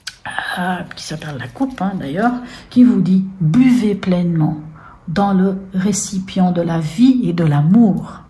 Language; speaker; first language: French; native; French